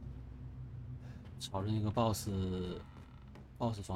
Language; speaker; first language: Chinese; native; Chinese